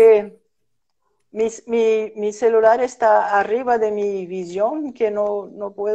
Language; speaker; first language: Spanish; non-native, fluent; Portuguese